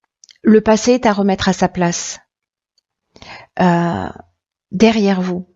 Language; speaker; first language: French; native; French